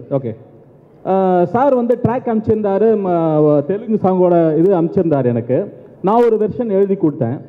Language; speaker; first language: Tamil; native; Tamil